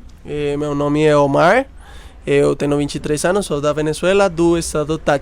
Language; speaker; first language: Portuguese; non-native, fluent; Spanish